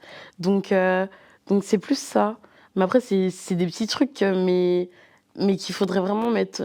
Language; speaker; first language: French; native; French